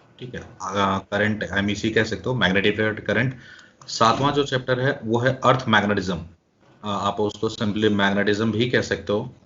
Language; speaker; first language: Hindi; native; Hindi